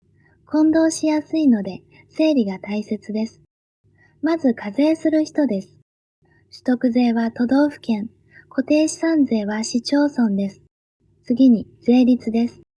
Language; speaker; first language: Japanese; native; Japanese